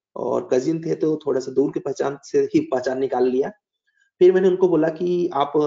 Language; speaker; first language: Hindi; native; Hindi